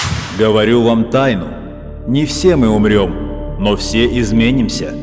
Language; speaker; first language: Russian; native; Russian